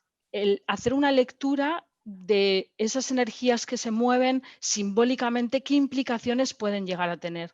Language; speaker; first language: Spanish; native; Spanish